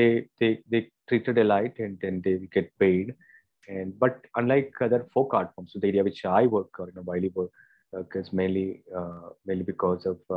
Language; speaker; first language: English; non-native, local second language; Malayalam